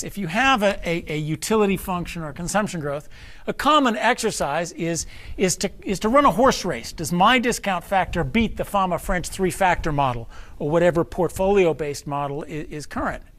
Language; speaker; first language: English; native; English